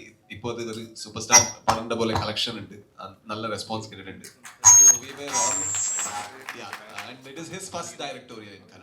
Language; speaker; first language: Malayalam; non-native, local second language; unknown